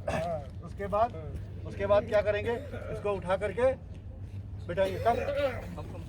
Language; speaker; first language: Hindi; native; Hindi